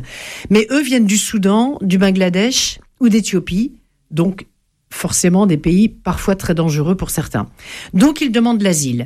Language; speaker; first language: French; native; French